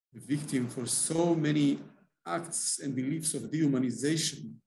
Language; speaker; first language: English; non-native, fluent; Hebrew